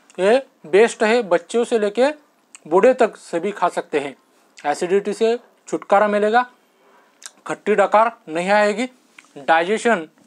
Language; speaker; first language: Hindi; non-native, local second language; Marathi